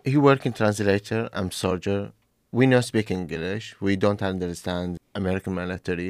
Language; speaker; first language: English; non-native, learner; Arabic